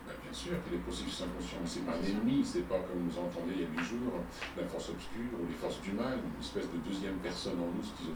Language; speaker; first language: French; native; French